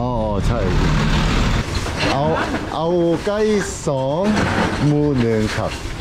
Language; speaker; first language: Thai; non-native, learner; Korean